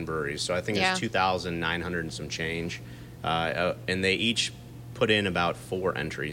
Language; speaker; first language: English; native; English